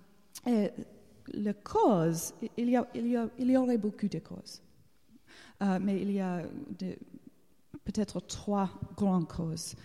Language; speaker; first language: French; non-native, learner; English